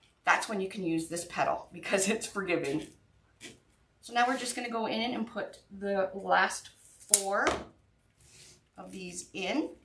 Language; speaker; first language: English; native; English